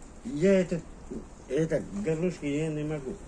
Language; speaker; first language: Russian; non-native, local second language; Kyrgyz